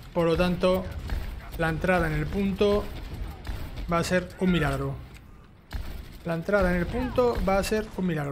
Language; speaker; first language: Spanish; native; Spanish